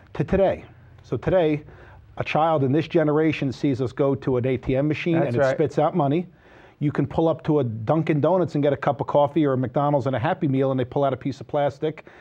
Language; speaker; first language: English; native; English